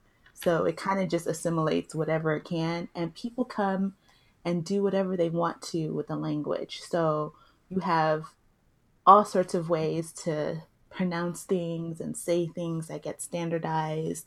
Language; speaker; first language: English; early bilingual, other home language; Yoruba